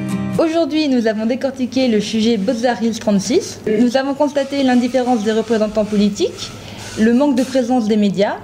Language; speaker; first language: French; native; French